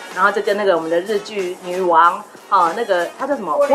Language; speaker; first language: Chinese; native; Chinese